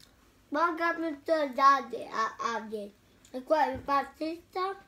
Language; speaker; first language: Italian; early bilingual, other home language; Filipino